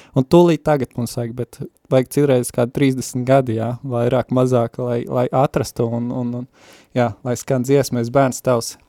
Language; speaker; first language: Latvian; native; Latvian